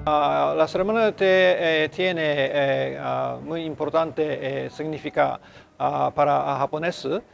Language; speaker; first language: Spanish; non-native, learner; Japanese